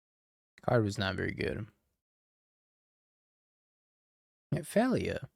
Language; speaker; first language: English; native; English